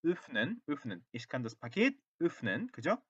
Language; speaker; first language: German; non-native, fluent; Korean